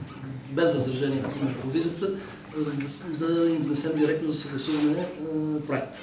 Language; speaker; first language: Bulgarian; native; Bulgarian